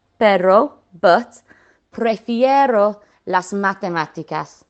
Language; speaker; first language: Spanish; non-native, fluent; English